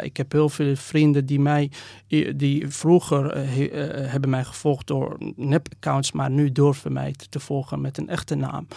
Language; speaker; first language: Dutch; non-native, fluent; Persian